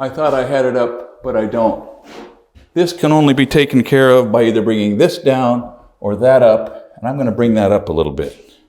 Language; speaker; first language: English; native; English